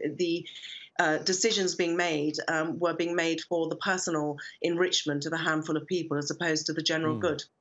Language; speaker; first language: English; native; English